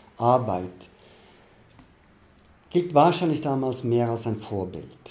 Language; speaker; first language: German; non-native, fluent; Norwegian